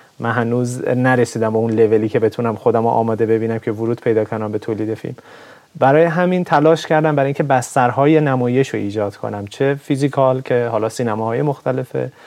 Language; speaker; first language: Persian; native; Persian